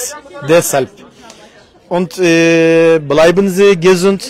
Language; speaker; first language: German; non-native, fluent; Turkish